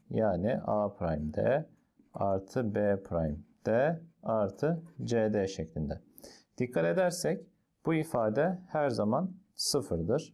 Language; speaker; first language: Turkish; native; Turkish